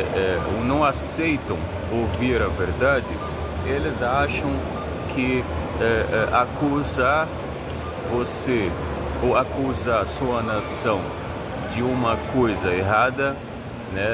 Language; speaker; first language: Portuguese; non-native, fluent; Arabic